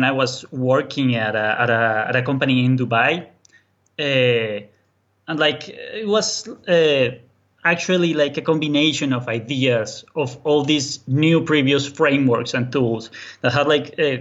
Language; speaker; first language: English; non-native, fluent; Spanish